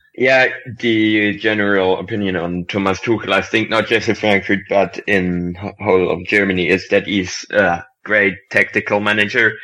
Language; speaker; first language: English; non-native, fluent; German